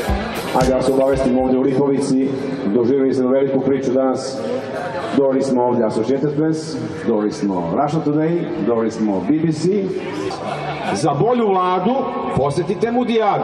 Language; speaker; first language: Bosnian; native; Bosnian